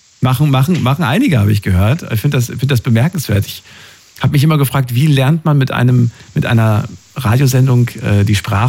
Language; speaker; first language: German; native; German